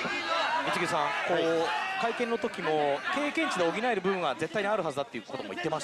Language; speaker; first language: Japanese; native; Japanese